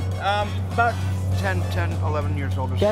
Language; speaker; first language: English; native; English